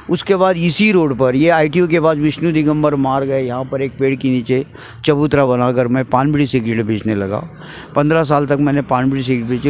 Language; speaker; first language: Hindi; non-native, local second language; Marathi